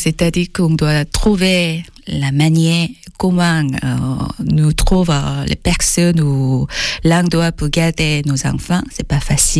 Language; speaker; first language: French; non-native, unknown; Korean